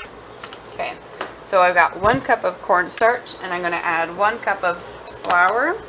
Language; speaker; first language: English; native; English